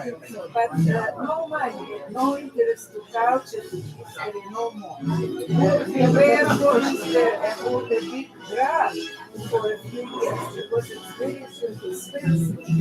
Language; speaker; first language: English; non-native, learner; Russian